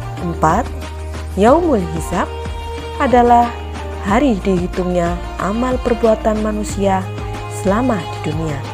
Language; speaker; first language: Indonesian; native; Indonesian